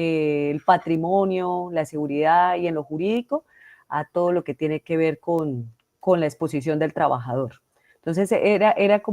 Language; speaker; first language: Spanish; native; Spanish